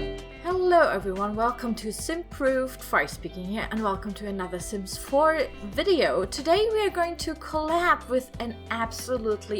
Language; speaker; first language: English; non-native, fluent; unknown